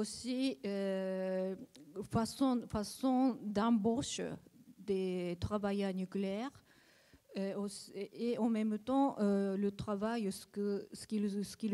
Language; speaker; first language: French; non-native, learner; Japanese